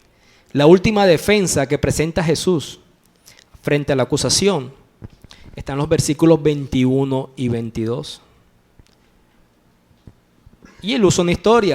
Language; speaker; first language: Spanish; native; Spanish